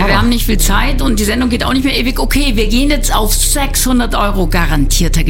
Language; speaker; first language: German; native; German